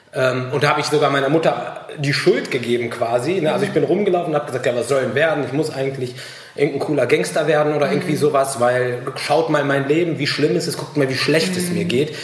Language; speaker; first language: German; early bilingual, other home language; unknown